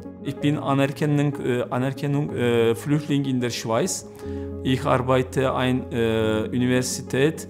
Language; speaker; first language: German; non-native, learner; Turkish